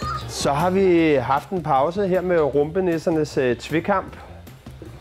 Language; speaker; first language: Danish; native; Danish